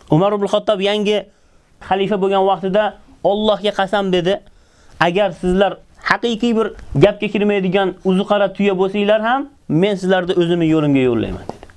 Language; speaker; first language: Uzbek; native; Uzbek